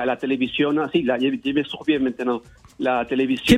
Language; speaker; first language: French; non-native, learner; Spanish